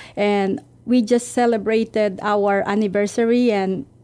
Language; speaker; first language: English; non-native, local second language; Filipino